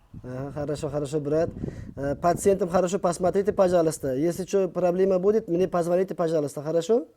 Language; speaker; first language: Russian; non-native, learner; Uzbek